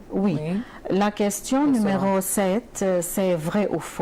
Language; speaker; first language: French; non-native, fluent; Arabic